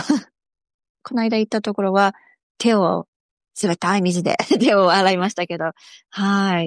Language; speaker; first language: Japanese; native; Japanese